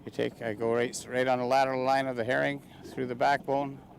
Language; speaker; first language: English; native; English